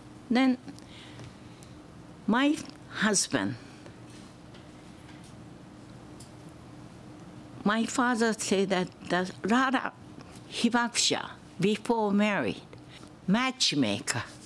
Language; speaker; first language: English; non-native, learner; Japanese